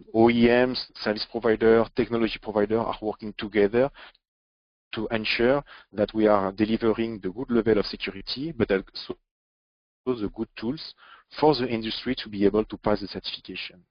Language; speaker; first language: English; non-native, fluent; French